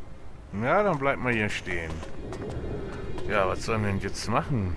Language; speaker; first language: German; native; German